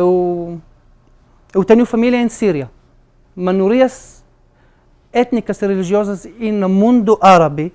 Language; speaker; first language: Portuguese; non-native, fluent; Arabic